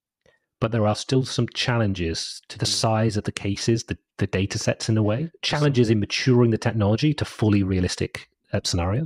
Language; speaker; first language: English; native; English